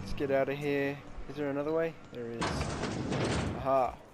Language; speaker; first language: English; native; English